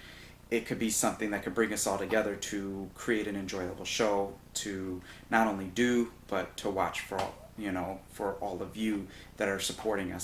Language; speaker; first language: English; native; English